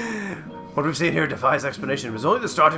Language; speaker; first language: English; native; English